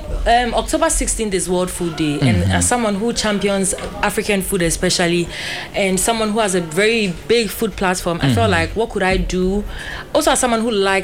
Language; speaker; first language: English; non-native, local second language; Akan